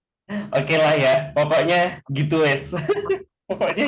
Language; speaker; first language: Indonesian; native; Indonesian